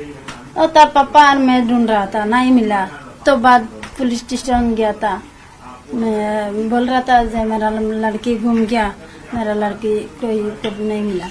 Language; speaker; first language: Hindi; non-native, local second language; Bangla